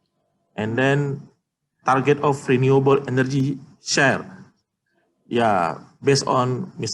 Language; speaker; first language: English; non-native, learner; Indonesian